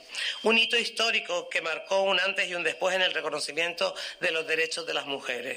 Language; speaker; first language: Spanish; native; Spanish